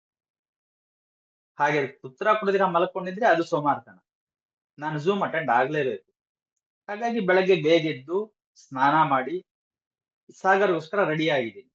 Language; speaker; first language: Kannada; native; Kannada